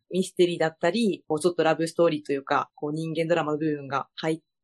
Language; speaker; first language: Japanese; early bilingual, other home language; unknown